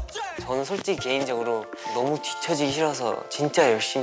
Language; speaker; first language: Korean; early bilingual, heritage; Korean